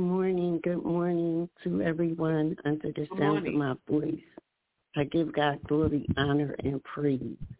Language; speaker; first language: English; native; English